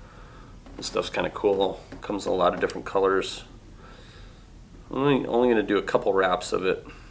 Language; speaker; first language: English; native; English